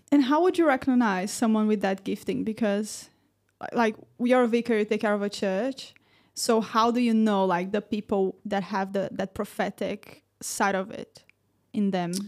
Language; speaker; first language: English; non-native, fluent; Portuguese